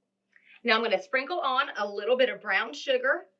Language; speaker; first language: English; native; English